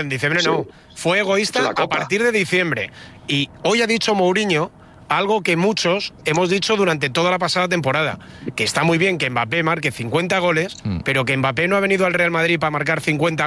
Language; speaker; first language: Spanish; native; Spanish